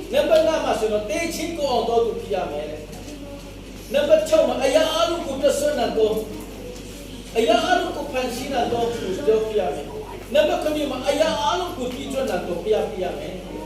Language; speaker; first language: Burmese; non-native, local second language; Hakha Chin